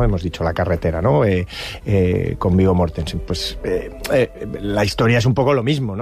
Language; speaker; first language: Spanish; native; Spanish